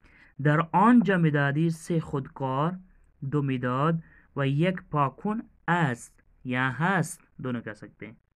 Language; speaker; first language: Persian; non-native, fluent; Urdu